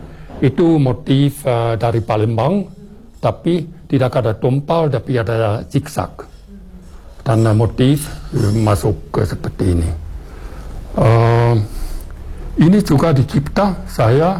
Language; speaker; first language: Indonesian; non-native, fluent; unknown